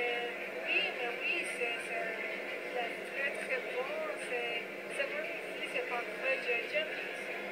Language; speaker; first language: French; non-native, learner; Spanish